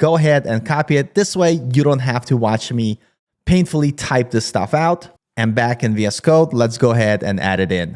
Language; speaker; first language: English; native; English